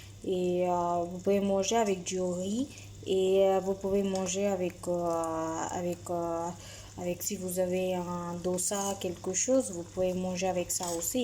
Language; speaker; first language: French; non-native, learner; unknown